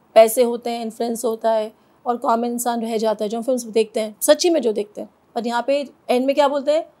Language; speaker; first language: Hindi; native; Hindi